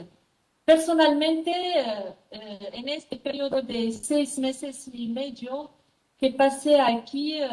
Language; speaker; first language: Spanish; non-native, fluent; French